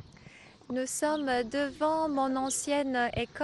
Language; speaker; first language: French; non-native, fluent; Croatian